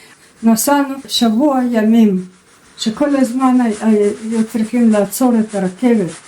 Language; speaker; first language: Hebrew; non-native, fluent; Russian